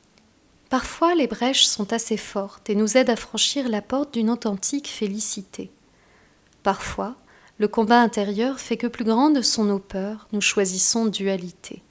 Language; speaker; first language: French; native; French